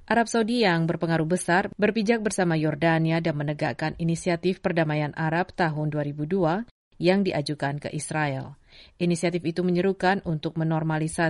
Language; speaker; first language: Indonesian; native; Indonesian